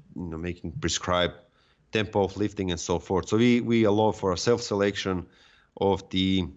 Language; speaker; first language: English; non-native, fluent; Serbian